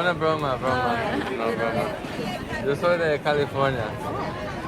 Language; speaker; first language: Spanish; non-native, learner; English